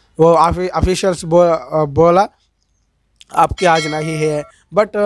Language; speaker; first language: Hindi; non-native, local second language; Telugu